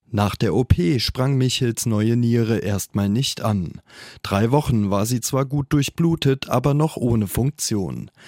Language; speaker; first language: German; native; German